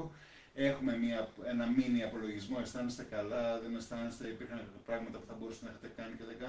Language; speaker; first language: Greek; native; Greek